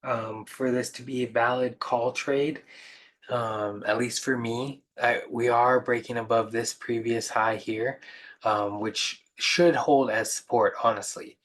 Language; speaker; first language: English; native; English